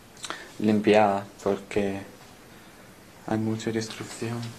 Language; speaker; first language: Spanish; non-native, learner; English